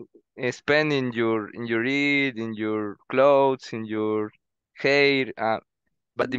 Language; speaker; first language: English; non-native, learner; Spanish